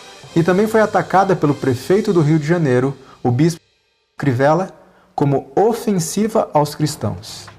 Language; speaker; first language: Portuguese; native; Portuguese